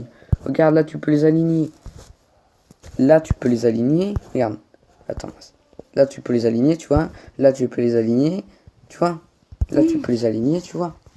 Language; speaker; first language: French; native; French